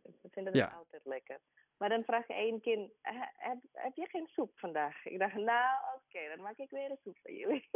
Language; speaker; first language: Dutch; non-native, learner; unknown